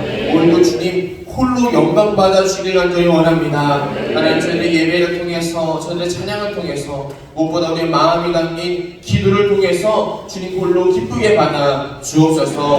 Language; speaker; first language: Korean; native; Korean